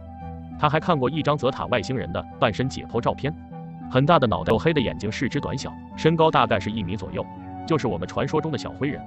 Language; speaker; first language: Chinese; native; Chinese